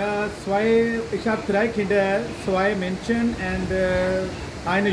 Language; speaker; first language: German; non-native, learner; Urdu